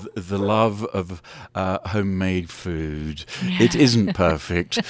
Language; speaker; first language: English; native; English